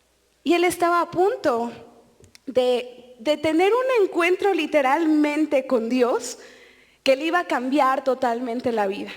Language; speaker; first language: Spanish; native; Spanish